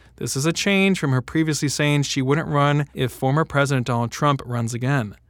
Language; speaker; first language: English; native; English